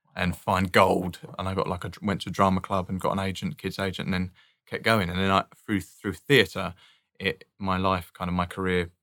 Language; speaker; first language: English; native; English